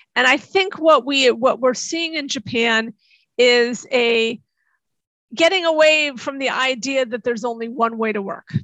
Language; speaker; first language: English; native; English